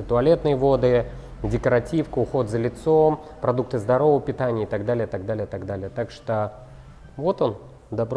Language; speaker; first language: Russian; native; Russian